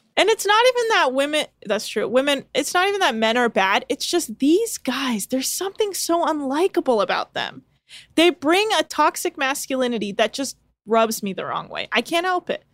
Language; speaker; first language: English; native; English